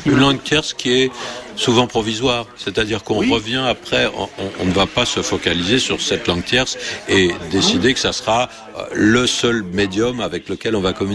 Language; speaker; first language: French; native; French